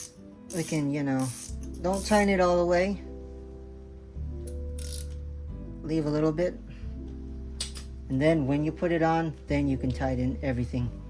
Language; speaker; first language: English; native; English